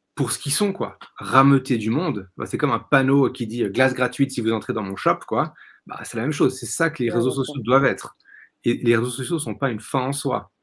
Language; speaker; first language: French; native; French